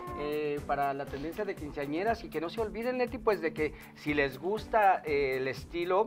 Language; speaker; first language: Spanish; native; Spanish